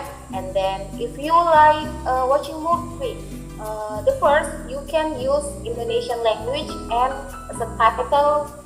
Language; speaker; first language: English; non-native, learner; Indonesian